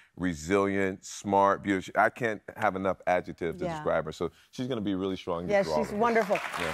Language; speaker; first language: English; native; English